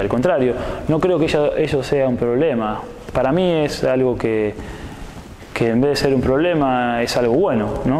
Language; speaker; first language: Spanish; native; Spanish